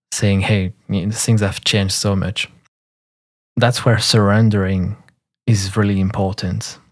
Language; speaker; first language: English; non-native, fluent; French